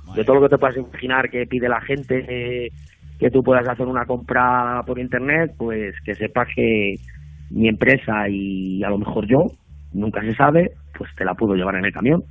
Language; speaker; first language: Spanish; native; Spanish